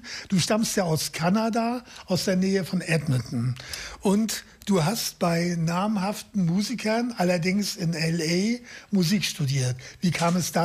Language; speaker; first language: German; native; German